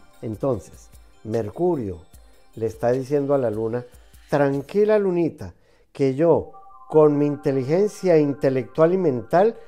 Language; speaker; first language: Spanish; native; Spanish